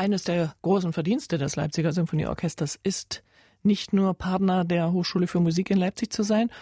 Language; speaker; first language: German; native; German